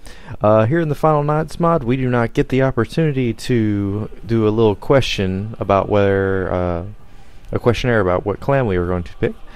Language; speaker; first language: English; native; English